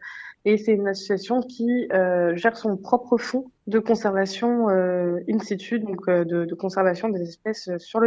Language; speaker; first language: French; native; French